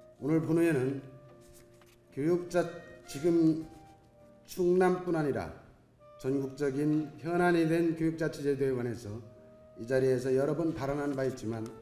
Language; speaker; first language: Korean; native; Korean